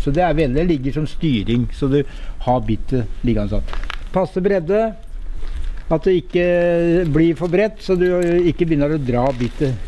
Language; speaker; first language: Norwegian; native; Norwegian